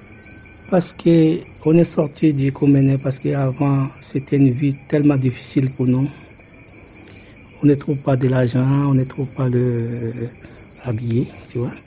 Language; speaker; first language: French; non-native, local second language; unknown